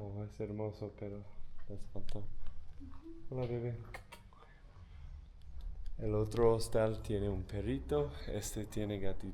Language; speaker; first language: Spanish; non-native, fluent; English